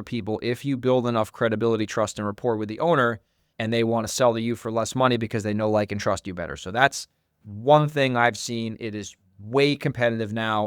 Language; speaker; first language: English; native; English